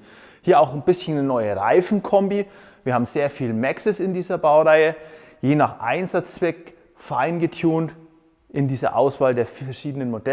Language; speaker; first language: German; native; German